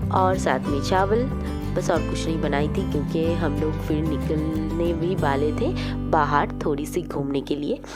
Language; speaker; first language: Hindi; non-native, local second language; Bangla